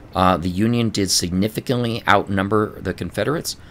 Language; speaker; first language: English; native; English